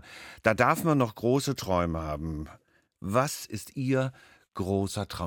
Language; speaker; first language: German; native; German